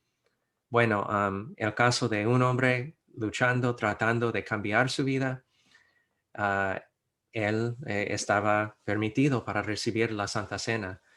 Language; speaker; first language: Spanish; non-native, fluent; English